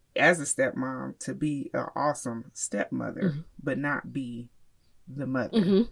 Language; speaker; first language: English; native; English